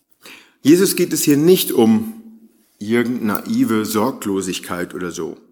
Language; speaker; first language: German; native; German